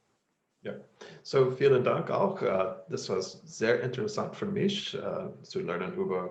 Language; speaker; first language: German; non-native, learner; English